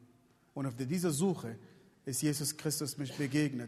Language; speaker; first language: German; non-native, fluent; Arabic